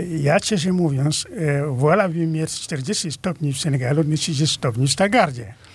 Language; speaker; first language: Polish; non-native, fluent; Wolof